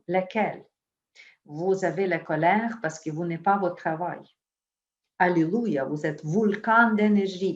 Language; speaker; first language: French; non-native, fluent; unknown